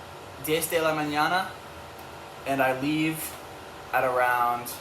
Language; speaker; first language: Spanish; non-native, learner; English